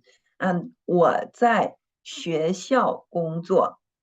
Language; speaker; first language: Chinese; non-native, fluent; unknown